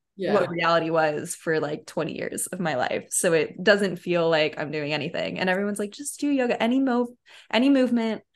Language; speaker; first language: English; native; English